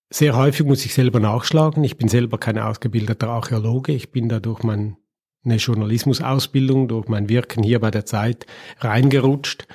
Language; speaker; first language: German; native; German